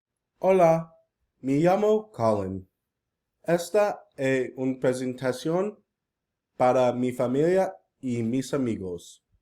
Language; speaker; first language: Spanish; non-native, learner; English